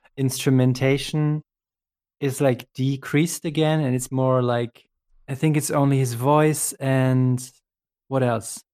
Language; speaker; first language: English; non-native, fluent; German